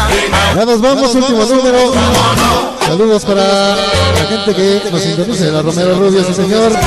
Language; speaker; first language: Spanish; native; Spanish